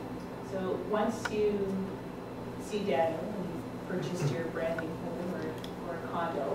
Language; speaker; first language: English; native; English